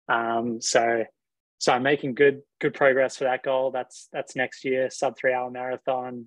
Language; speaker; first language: English; native; English